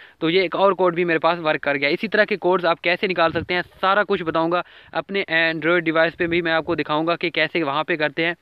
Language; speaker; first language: Urdu; non-native, local second language; Punjabi